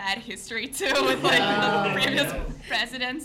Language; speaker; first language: English; non-native, fluent; Portuguese